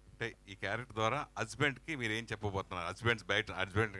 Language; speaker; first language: Telugu; native; Telugu